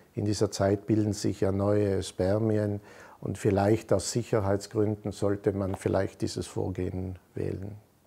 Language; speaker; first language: German; native; German